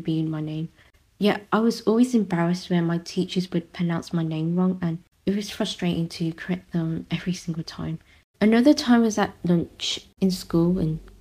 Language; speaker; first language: English; non-native, local second language; Vietnamese